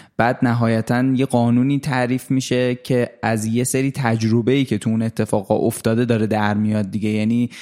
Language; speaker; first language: Persian; native; Persian